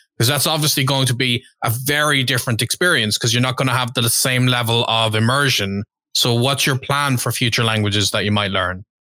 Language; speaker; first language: English; native; English